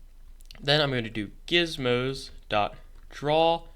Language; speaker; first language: English; native; English